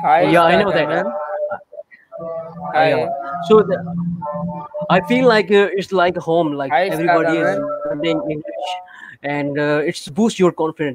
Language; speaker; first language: English; non-native, fluent; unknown